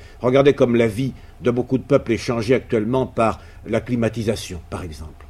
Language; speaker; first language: French; native; French